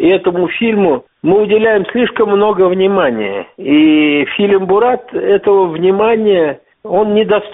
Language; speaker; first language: Russian; non-native, local second language; Uzbek